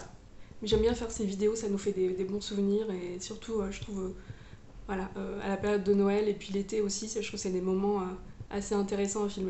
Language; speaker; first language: French; native; French